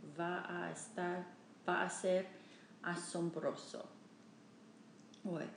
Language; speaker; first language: Spanish; non-native, learner; English